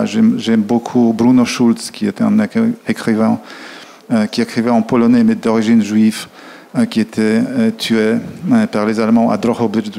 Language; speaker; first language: French; non-native, fluent; Polish